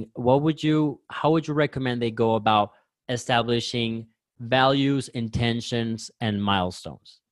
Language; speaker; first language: English; early bilingual, other home language; Spanish